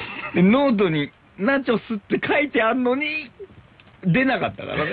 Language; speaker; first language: Japanese; native; Japanese